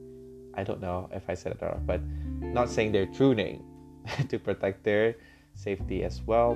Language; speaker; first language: English; non-native, fluent; Indonesian